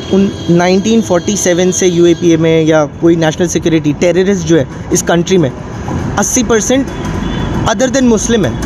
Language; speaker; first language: Hindi; non-native, local second language; Manipuri